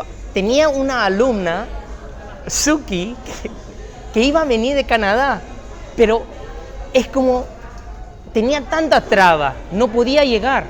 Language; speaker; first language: Spanish; non-native, fluent; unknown